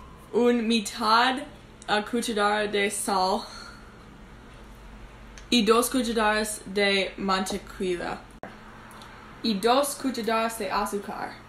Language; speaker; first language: Spanish; non-native, learner; English